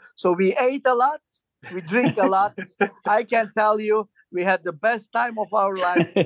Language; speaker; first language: English; non-native, fluent; Turkish